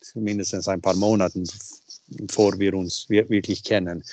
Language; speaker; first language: German; non-native, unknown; Swedish